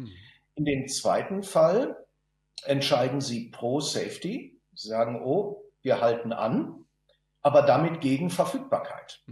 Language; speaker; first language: German; native; German